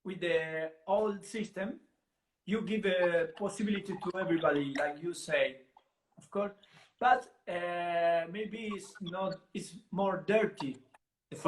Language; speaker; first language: English; non-native, learner; Italian